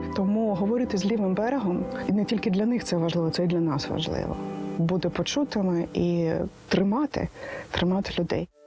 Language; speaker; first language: Ukrainian; native; Ukrainian